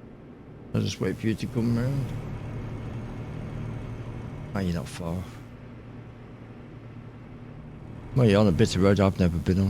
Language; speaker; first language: English; native; English